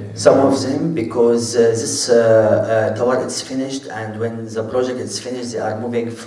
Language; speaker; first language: English; non-native, fluent; Arabic